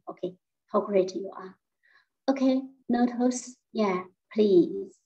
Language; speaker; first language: English; non-native, fluent; Chinese